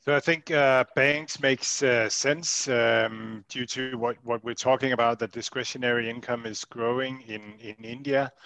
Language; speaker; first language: English; non-native, fluent; Danish